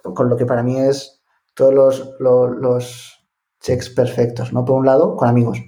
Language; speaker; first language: Spanish; native; Spanish